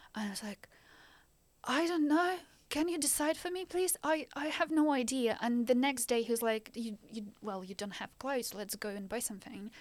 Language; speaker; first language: English; non-native, fluent; Ukrainian